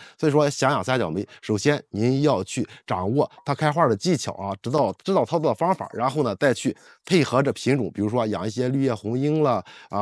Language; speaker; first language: Chinese; native; Chinese